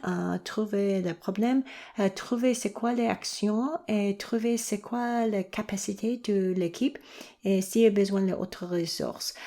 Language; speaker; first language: French; non-native, local second language; English